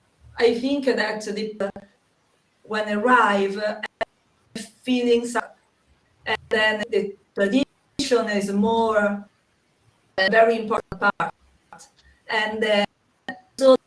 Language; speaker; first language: English; non-native, learner; Italian